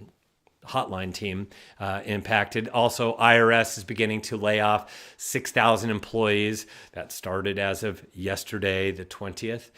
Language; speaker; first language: English; native; English